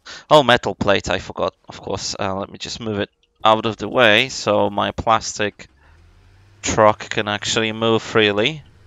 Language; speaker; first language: English; non-native, fluent; Polish